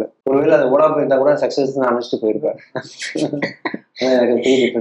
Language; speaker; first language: Tamil; native; Tamil